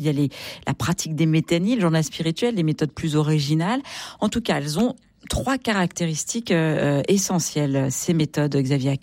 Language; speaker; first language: French; native; French